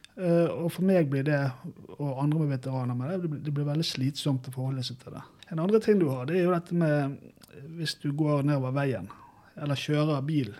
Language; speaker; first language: Norwegian; native; Norwegian